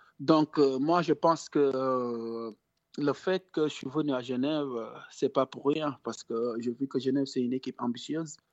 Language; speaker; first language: French; non-native, local second language; Wolof